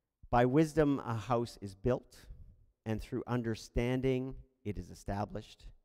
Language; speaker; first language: English; native; English